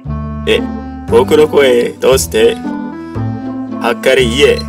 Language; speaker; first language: Japanese; non-native, learner; Indonesian